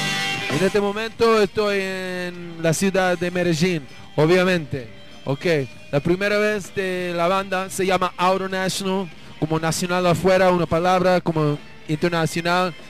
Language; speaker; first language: Spanish; non-native, learner; English